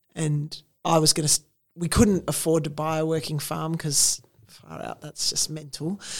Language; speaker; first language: English; native; English